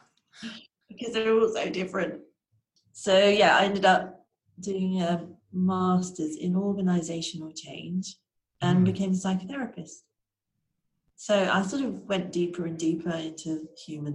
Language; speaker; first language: English; native; English